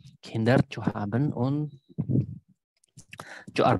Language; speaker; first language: German; non-native, fluent; Indonesian